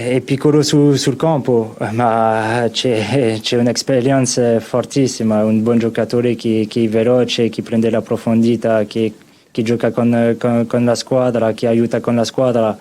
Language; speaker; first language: Italian; non-native, fluent; French